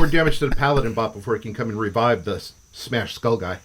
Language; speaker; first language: English; native; English